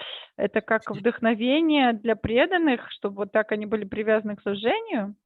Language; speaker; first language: Russian; native; Russian